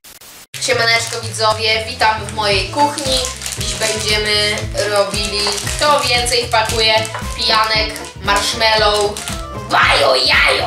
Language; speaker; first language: Polish; native; Polish